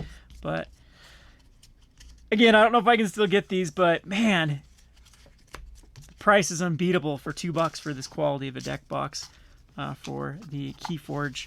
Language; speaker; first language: English; native; English